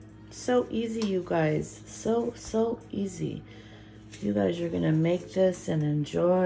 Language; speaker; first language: English; early bilingual, other home language; Portuguese